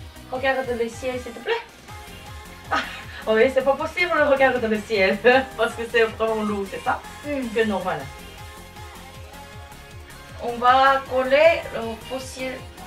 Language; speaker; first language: French; non-native, learner; Japanese